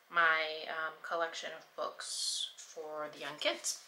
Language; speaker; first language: English; native; English